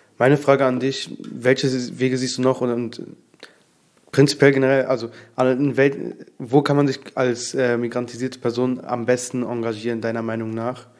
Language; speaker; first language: German; early bilingual, other home language; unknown